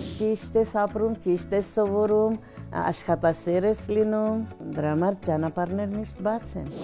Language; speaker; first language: Armenian; non-native, fluent; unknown